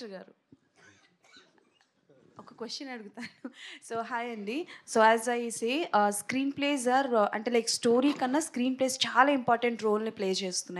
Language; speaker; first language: Telugu; native; Telugu